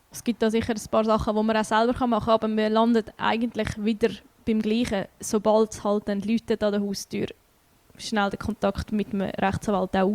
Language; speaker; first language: German; native; German